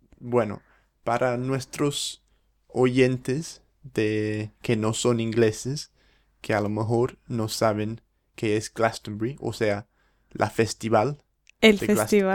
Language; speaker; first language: Spanish; non-native, fluent; English